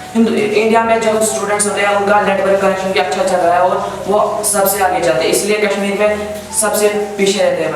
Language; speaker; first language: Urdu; non-native, local second language; Kashmiri